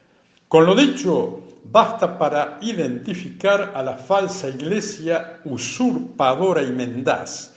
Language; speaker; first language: Spanish; native; Spanish